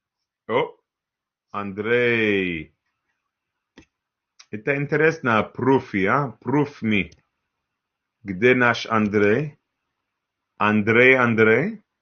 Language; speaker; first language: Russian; non-native, learner; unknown